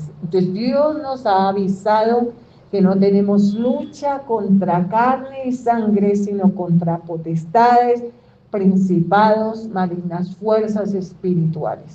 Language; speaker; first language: Spanish; native; Spanish